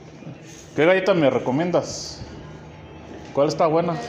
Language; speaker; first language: Spanish; early bilingual, heritage; Spanish